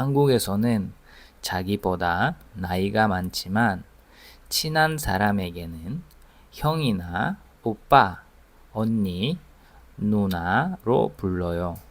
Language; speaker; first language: Korean; non-native, fluent; Russian